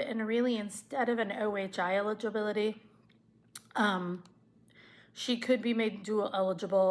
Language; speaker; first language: English; native; English